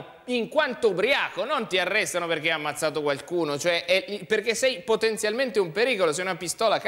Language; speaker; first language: Italian; native; Italian